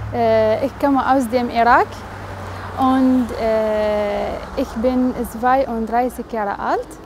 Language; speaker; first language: German; non-native, learner; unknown